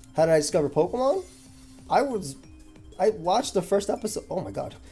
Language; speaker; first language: English; native; English